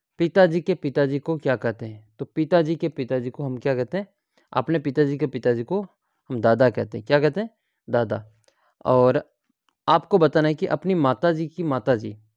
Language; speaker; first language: Hindi; native; Hindi